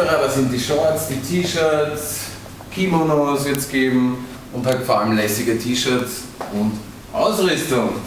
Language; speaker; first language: German; native; German